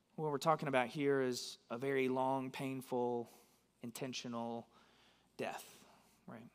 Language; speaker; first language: English; native; English